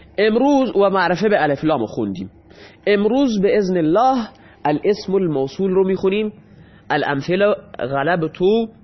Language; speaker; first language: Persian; non-native, local second language; Baluchi